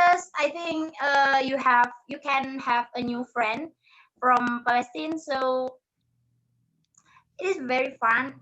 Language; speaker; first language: English; non-native, learner; Indonesian